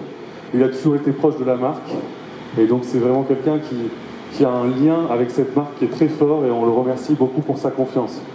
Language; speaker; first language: French; native; French